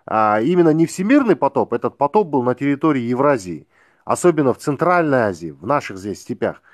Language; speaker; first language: Russian; non-native, local second language; Kazakh